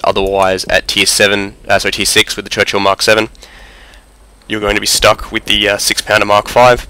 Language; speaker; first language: English; native; English